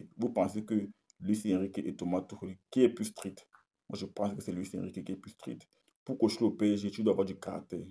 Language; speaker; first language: French; native; French